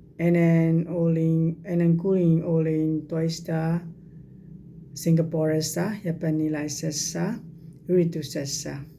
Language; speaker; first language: Finnish; non-native, learner; Burmese